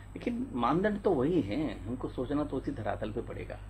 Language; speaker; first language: Hindi; native; Hindi